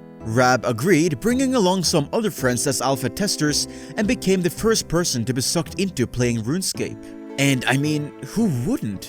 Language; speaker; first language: English; native; English